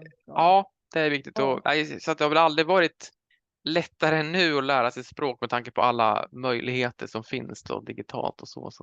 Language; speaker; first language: Swedish; native; Swedish